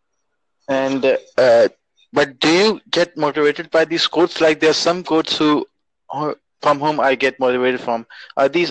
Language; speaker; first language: English; non-native, local second language; Urdu